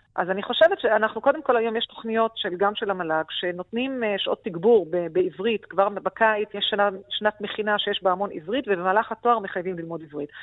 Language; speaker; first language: Hebrew; non-native, local second language; Arabic